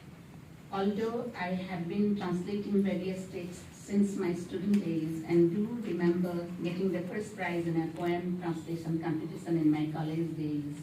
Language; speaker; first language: English; non-native, local second language; Assamese